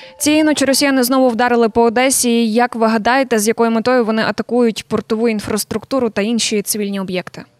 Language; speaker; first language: Ukrainian; native; Ukrainian